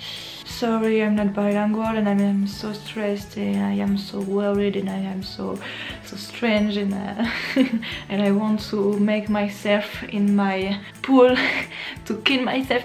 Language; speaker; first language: English; non-native, learner; French